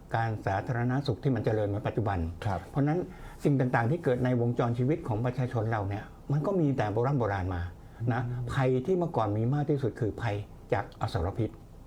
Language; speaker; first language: Thai; native; Thai